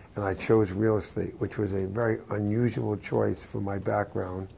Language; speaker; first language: English; native; English